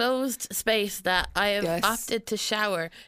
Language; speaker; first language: English; native; English